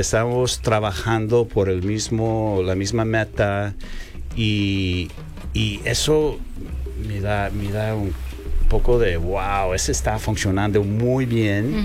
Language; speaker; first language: Spanish; non-native, learner; English